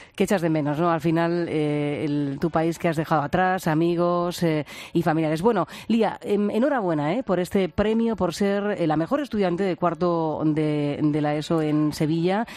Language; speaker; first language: Spanish; native; Spanish